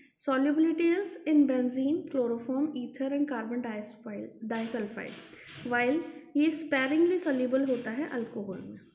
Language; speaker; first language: Hindi; native; Hindi